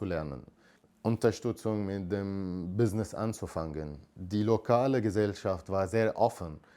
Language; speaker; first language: German; non-native, learner; Arabic